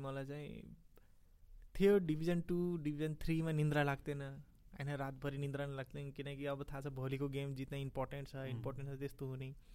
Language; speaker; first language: Nepali; early bilingual, heritage; Nepali